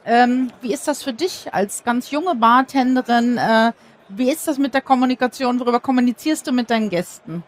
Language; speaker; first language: German; native; German